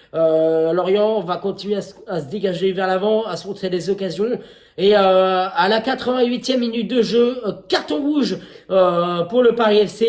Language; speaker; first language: French; native; French